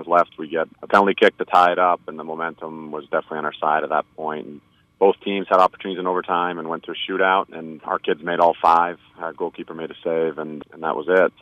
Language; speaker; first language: English; native; English